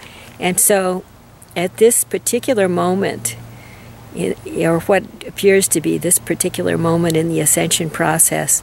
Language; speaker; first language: English; native; English